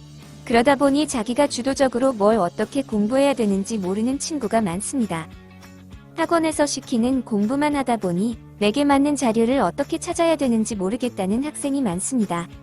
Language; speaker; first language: Korean; native; Korean